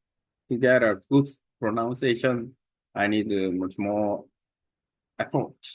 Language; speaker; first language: English; non-native, learner; Korean